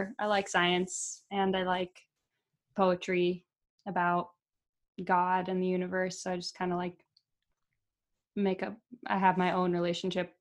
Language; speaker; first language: English; early bilingual, other home language; Portuguese